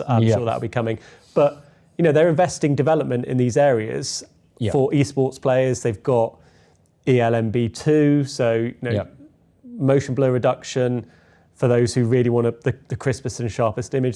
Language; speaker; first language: English; native; English